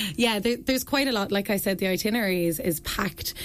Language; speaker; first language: English; native; English